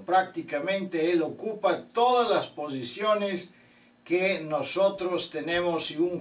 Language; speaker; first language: Spanish; non-native, fluent; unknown